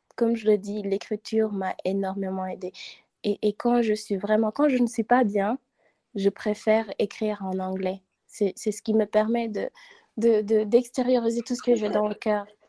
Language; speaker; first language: French; non-native, local second language; Wolof